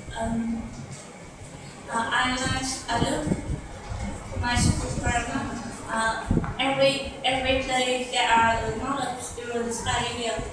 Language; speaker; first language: English; non-native, learner; Vietnamese